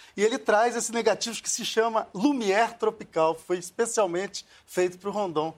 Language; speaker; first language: Portuguese; native; Portuguese